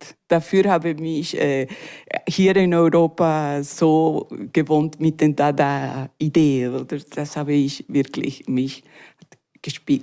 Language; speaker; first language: German; non-native, learner; Spanish